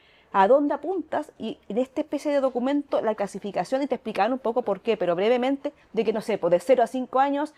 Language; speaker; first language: Spanish; native; Spanish